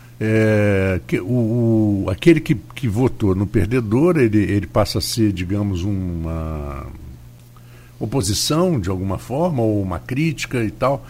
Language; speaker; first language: Portuguese; native; Portuguese